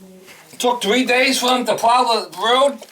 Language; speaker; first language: English; native; English